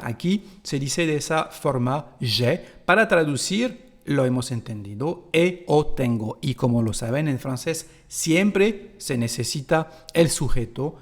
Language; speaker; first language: Spanish; non-native, fluent; French